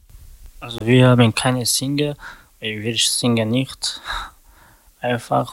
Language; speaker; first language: German; non-native, learner; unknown